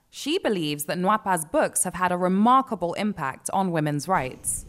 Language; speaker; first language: English; non-native, local second language; Yoruba